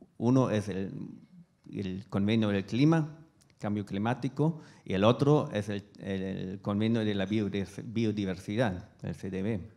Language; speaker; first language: Spanish; non-native, fluent; German